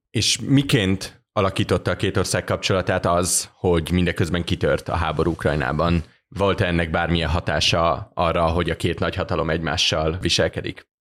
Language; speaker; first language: Hungarian; native; Hungarian